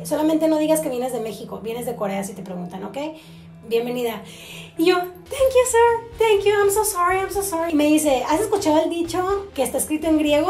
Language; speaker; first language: Spanish; native; Spanish